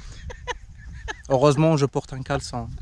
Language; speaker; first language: French; native; French